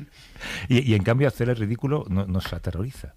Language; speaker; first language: Spanish; native; Spanish